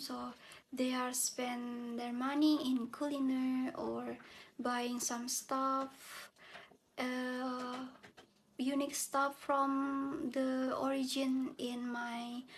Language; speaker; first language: English; non-native, learner; Indonesian